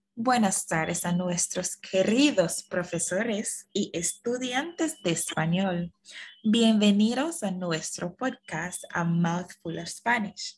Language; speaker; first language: Spanish; non-native, fluent; English